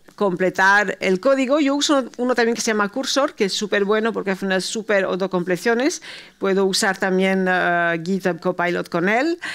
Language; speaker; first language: Spanish; early bilingual, heritage; Spanish